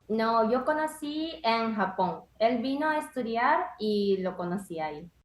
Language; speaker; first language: Spanish; non-native, learner; Japanese